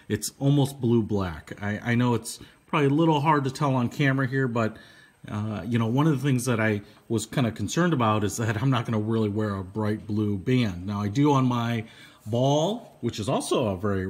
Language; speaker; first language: English; native; English